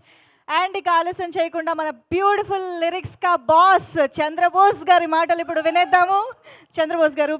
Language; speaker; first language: Telugu; native; Telugu